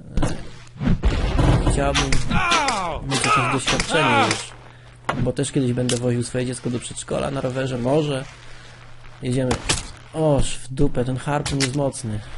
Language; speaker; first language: Polish; native; Polish